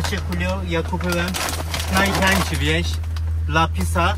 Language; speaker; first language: Polish; non-native, learner; Turkish